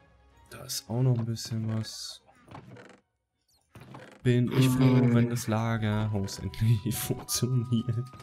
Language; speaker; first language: German; native; German